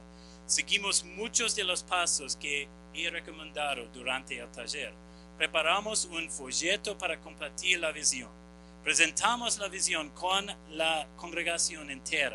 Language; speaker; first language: Spanish; non-native, fluent; English